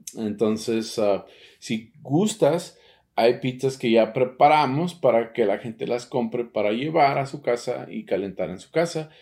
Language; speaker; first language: Spanish; early bilingual, heritage; Spanish